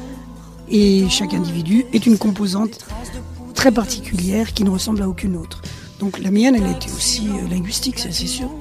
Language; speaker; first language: French; early bilingual, other home language; Spanish